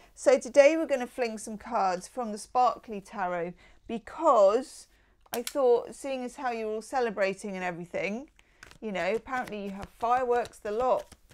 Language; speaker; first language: English; native; English